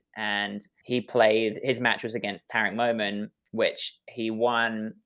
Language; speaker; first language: English; native; English